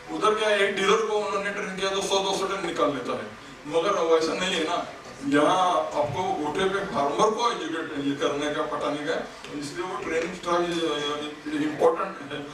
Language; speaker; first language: Hindi; non-native, local second language; Marathi